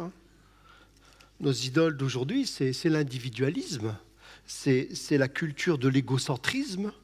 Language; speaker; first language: French; native; French